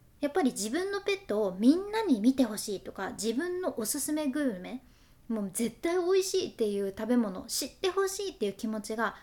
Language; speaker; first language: Japanese; native; Japanese